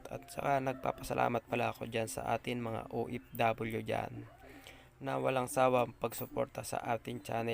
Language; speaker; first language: Filipino; non-native, local second language; Masbatenyo